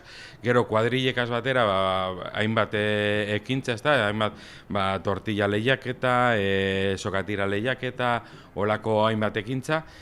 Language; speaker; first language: Basque; native; Basque